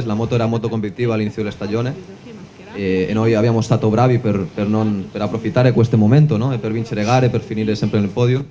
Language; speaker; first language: Italian; non-native, fluent; Spanish